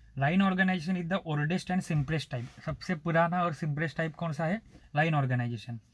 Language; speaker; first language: Hindi; non-native, local second language; Marathi